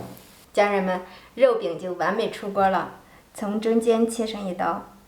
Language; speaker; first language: Chinese; native; Chinese